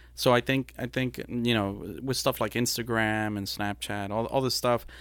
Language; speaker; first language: English; early bilingual, other home language; Spanish